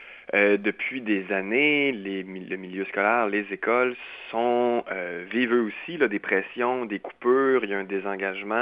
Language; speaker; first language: French; native; French